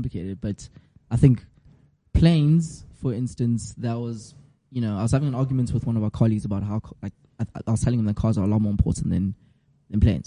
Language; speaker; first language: English; non-native, local second language; Zulu